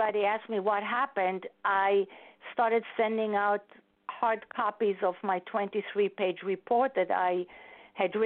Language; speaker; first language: English; non-native, fluent; Hebrew